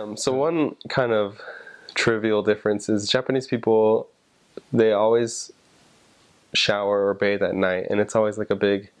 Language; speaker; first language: English; native; English